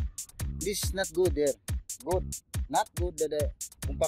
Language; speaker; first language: English; non-native, learner; Filipino